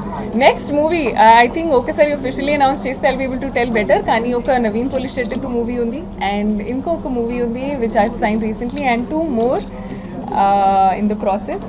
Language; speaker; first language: Telugu; non-native, fluent; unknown